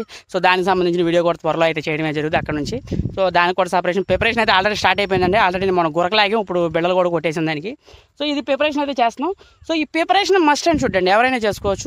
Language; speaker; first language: Telugu; native; Telugu